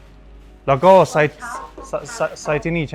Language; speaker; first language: Thai; non-native, learner; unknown